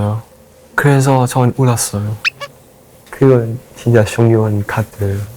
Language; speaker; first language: Korean; non-native, learner; Thai